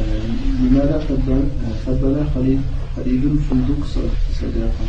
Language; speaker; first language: Arabic; non-native, learner; French